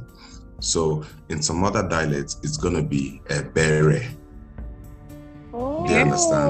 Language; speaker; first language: English; non-native, local second language; Igbo